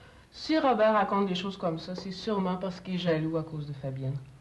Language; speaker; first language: French; native; French